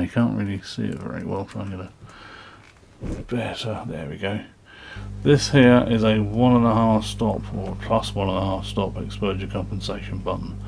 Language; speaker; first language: English; native; English